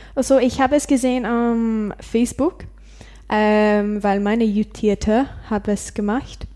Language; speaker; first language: German; non-native, learner; English